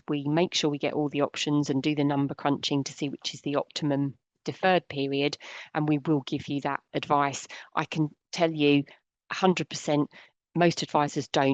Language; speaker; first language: English; native; English